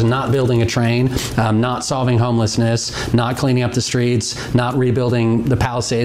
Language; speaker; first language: English; native; English